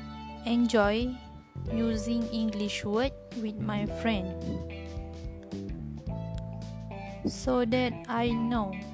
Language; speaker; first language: English; non-native, learner; Malay